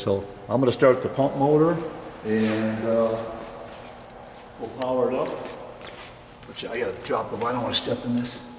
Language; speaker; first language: English; native; English